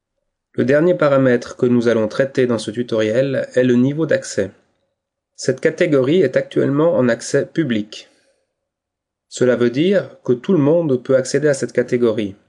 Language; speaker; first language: French; native; French